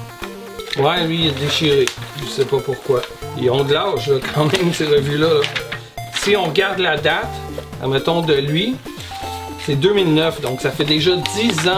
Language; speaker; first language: French; native; French